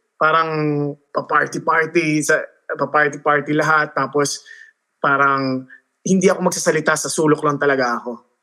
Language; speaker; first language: Filipino; early bilingual, heritage; Filipino